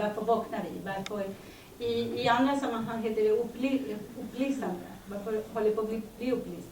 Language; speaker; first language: Swedish; early bilingual, other home language; Spanish